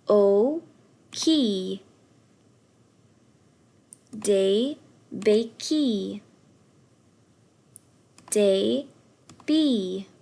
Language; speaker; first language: French; non-native, fluent; English